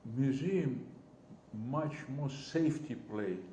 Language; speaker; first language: English; non-native, learner; Russian